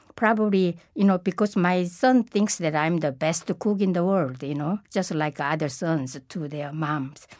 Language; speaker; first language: English; non-native, fluent; Korean